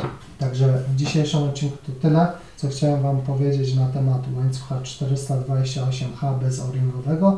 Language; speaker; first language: Polish; native; Polish